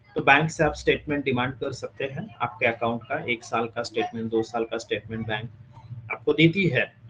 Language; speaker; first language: Hindi; non-native, local second language; Marathi